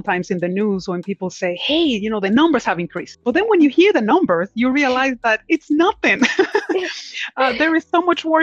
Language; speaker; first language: English; non-native, fluent; Spanish